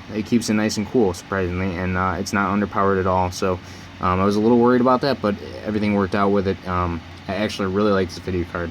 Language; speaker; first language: English; native; English